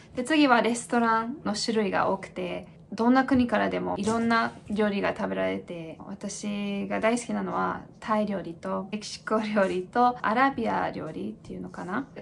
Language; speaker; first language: Japanese; non-native, fluent; English